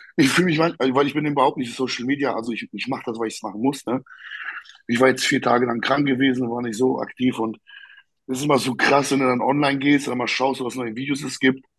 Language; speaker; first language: German; native; German